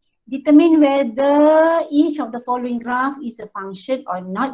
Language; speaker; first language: English; non-native, local second language; Malay